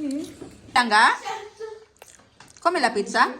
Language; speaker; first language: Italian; non-native, learner; Cebuano